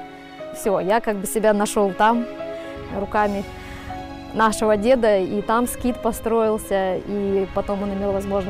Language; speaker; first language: Russian; native; Russian